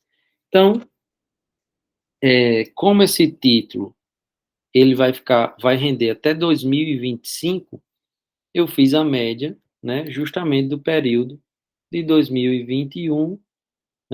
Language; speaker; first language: Portuguese; native; Portuguese